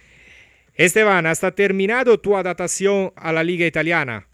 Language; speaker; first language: Italian; native; Italian